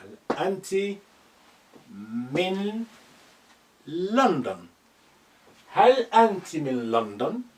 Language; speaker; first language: Arabic; non-native, fluent; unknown